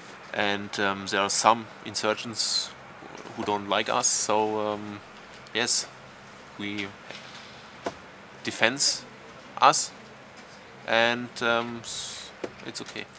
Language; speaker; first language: English; non-native, learner; German